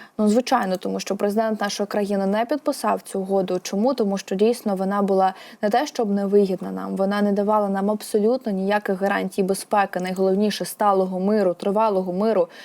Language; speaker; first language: Ukrainian; native; Ukrainian